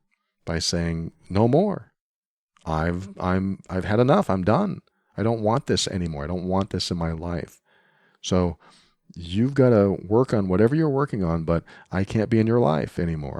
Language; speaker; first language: English; native; English